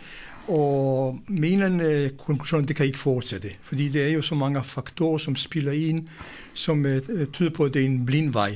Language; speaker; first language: Danish; non-native, fluent; Hebrew